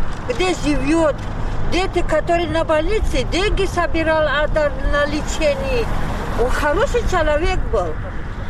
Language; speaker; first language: Russian; non-native, learner; Tajik